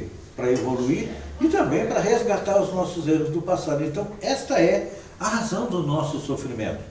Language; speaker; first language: Portuguese; native; Portuguese